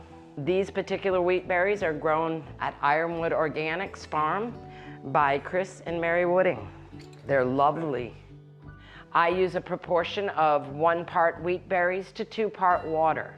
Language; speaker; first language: English; native; English